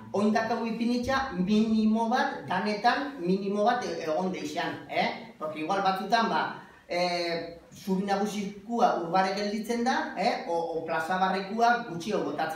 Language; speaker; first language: Basque; native; Basque